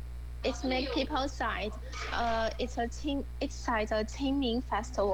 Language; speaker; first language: English; non-native, learner; Chinese